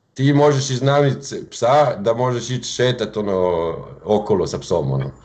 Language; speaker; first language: Croatian; non-native, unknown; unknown